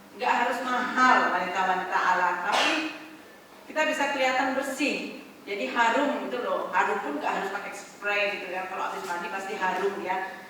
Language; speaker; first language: Indonesian; native; Indonesian